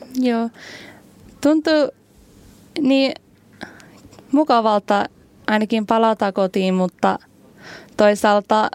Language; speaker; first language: Finnish; non-native, learner; English